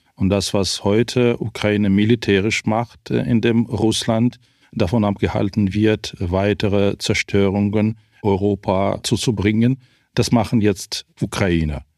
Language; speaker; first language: German; non-native, fluent; Ukrainian